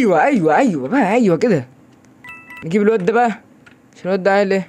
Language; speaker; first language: Arabic; native; Arabic